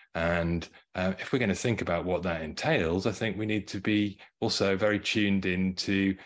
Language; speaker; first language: English; native; English